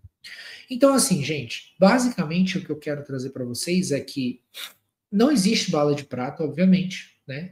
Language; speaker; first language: Portuguese; native; Portuguese